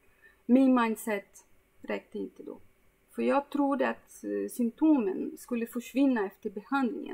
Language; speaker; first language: Swedish; non-native, fluent; Portuguese